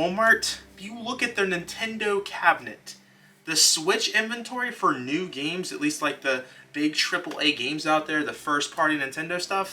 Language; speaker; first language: English; native; English